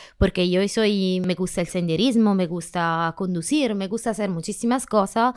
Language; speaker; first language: Spanish; non-native, learner; Italian